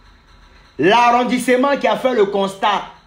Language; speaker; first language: French; native; French